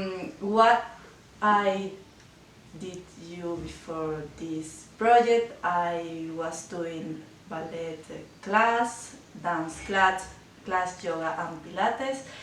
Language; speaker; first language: English; non-native, learner; Spanish